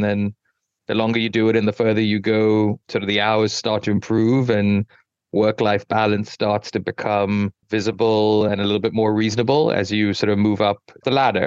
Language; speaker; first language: English; non-native, local second language; Yoruba